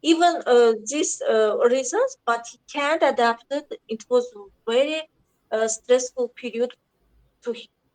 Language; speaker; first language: English; non-native, learner; Azerbaijani